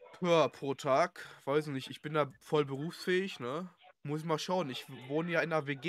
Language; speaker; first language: German; native; German